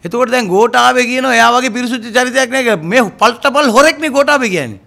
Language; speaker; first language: Sinhala; native; Sinhala